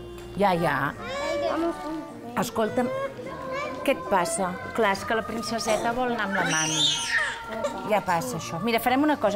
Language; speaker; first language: Catalan; native; Catalan